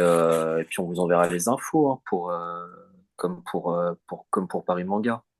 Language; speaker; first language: French; native; French